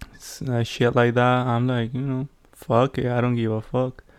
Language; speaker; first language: English; non-native, fluent; Spanish